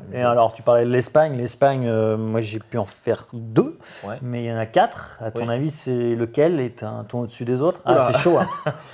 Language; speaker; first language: French; native; French